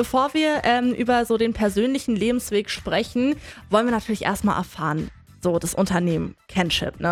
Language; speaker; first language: German; native; German